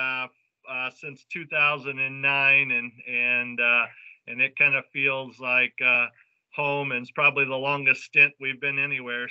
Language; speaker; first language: English; native; English